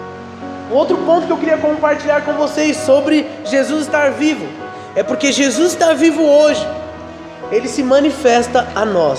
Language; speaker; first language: Portuguese; native; Portuguese